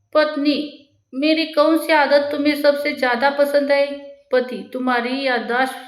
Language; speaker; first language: Hindi; non-native, local second language; Marathi